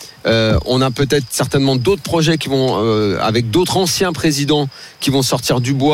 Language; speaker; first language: French; native; French